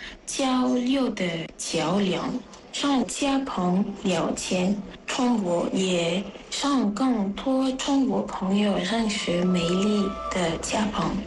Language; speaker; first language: Chinese; non-native, learner; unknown